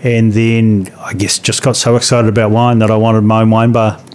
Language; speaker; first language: English; native; English